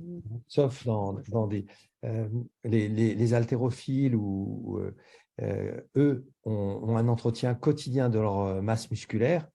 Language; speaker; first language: French; native; French